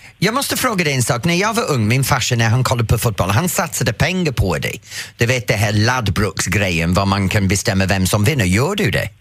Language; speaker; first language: Swedish; non-native, fluent; English